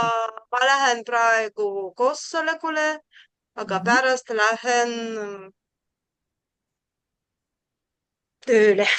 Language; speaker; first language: Estonian; non-native, learner; Russian